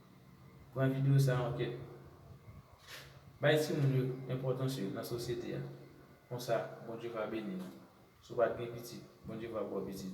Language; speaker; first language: French; non-native, learner; Haitian Creole